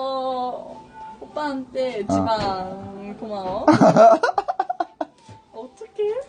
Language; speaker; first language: Korean; non-native, learner; Japanese